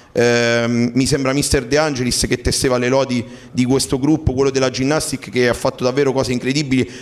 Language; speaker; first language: Italian; native; Italian